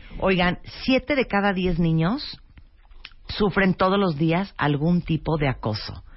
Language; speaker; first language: Spanish; early bilingual, other home language; English